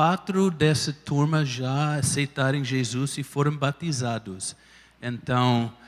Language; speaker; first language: Portuguese; non-native, fluent; English